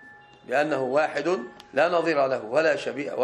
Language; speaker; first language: Arabic; native; Arabic